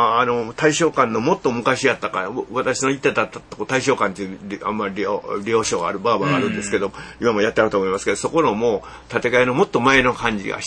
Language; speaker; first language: Japanese; native; Japanese